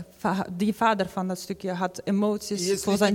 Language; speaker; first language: Dutch; non-native, fluent; Ukrainian